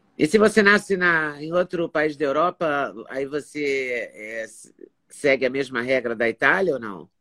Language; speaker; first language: Portuguese; native; Portuguese